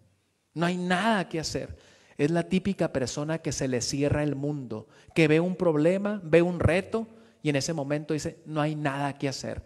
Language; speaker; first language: Spanish; native; Spanish